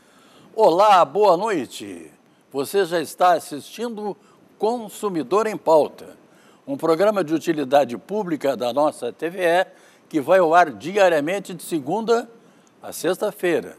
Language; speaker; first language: Portuguese; native; Portuguese